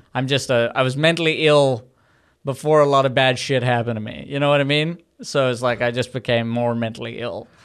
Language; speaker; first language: English; native; English